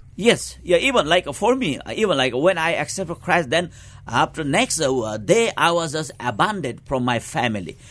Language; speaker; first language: English; non-native, local second language; Nepali